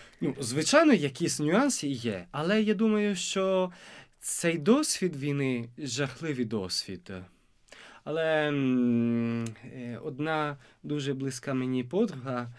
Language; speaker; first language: Ukrainian; non-native, fluent; Italian